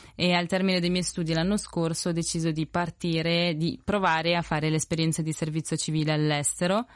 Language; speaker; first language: Italian; early bilingual, other home language; Spanish